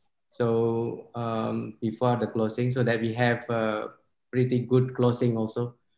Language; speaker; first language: English; non-native, fluent; Indonesian